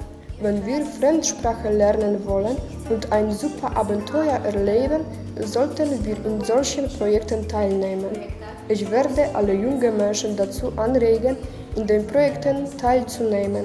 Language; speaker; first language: German; non-native, learner; Polish